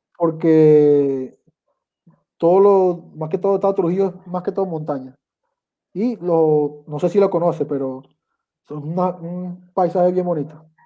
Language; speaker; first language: Spanish; native; Spanish